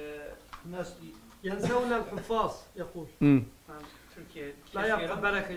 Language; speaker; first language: Arabic; non-native, learner; Turkish